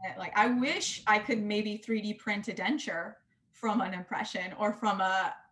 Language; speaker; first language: English; native; English